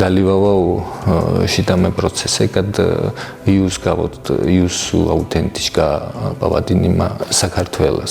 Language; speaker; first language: Lithuanian; non-native, fluent; Georgian